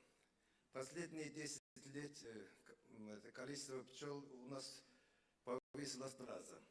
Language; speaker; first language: Russian; non-native, fluent; Azerbaijani